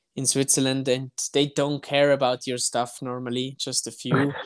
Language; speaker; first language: English; non-native, fluent; German